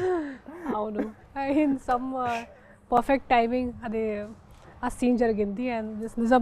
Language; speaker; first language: Telugu; non-native, local second language; Hindi